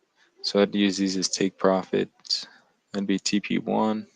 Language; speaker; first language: English; native; English